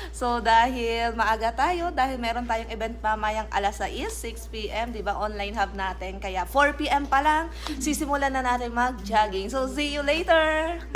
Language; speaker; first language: Filipino; non-native, local second language; Cebuano